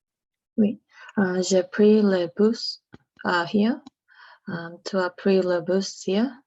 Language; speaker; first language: French; non-native, learner; English